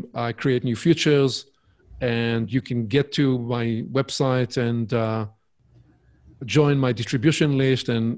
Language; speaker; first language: English; non-native, fluent; Hebrew